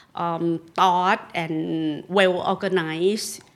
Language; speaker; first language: English; non-native, fluent; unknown